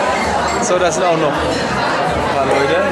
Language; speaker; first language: German; native; German